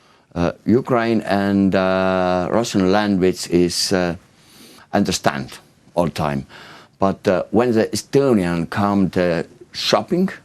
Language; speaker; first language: English; non-native, learner; Estonian